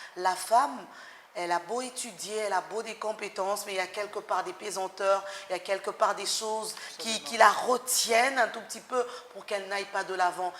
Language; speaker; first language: French; non-native, local second language; Lingala